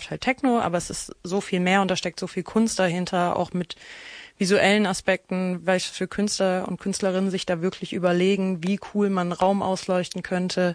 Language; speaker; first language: German; native; German